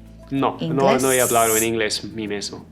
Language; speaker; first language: Spanish; non-native, fluent; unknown